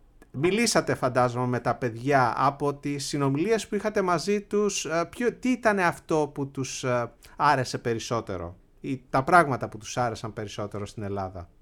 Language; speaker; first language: Greek; native; Greek